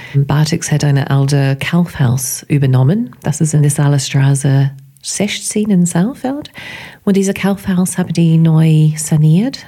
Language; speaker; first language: German; non-native, fluent; English